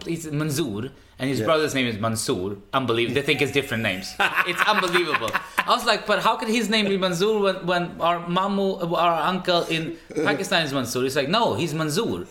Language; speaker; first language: English; non-native, fluent; Swedish